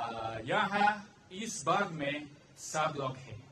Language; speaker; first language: Hindi; non-native, learner; English